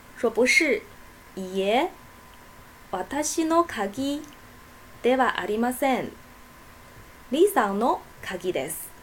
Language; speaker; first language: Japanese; non-native, fluent; Chinese